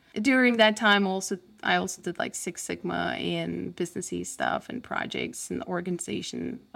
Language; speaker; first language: English; non-native, fluent; Turkish